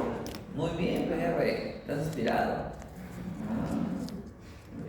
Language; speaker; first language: Spanish; native; Spanish